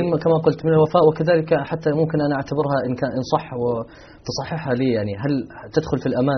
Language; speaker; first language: Arabic; native; Arabic